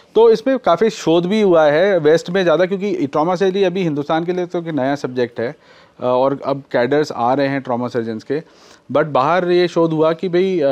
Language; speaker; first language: Hindi; native; Hindi